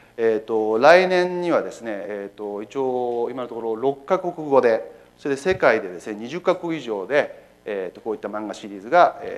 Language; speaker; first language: Japanese; native; Japanese